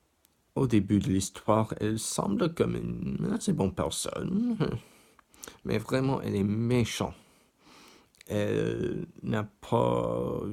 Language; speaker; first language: French; non-native, learner; English